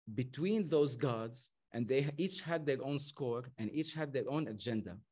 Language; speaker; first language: English; non-native, fluent; Arabic